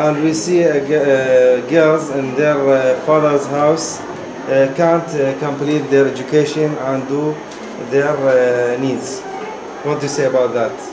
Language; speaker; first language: English; non-native, learner; Arabic